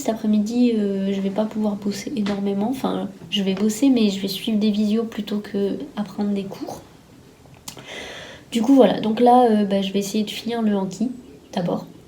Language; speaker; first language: French; native; French